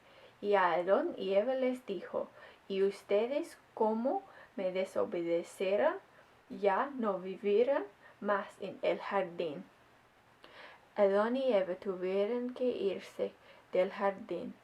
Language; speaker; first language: Spanish; non-native, learner; English